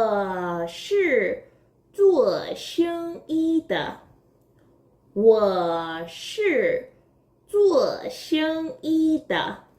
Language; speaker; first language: Chinese; non-native, fluent; Korean